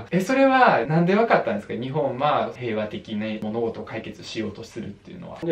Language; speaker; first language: Japanese; early bilingual, other home language; Russian